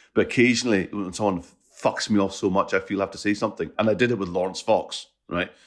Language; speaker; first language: English; native; English